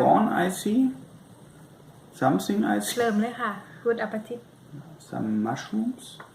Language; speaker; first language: English; non-native, fluent; German